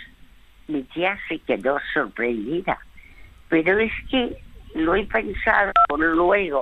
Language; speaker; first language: Spanish; early bilingual, other home language; French